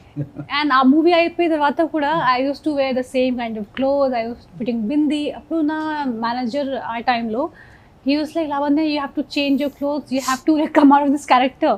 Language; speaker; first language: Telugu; non-native, local second language; Hindi